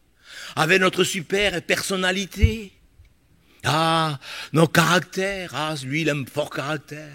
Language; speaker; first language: French; native; French